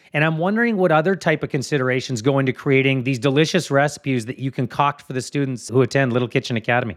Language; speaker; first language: English; native; English